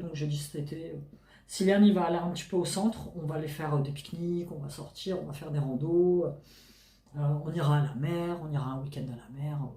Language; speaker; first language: French; native; French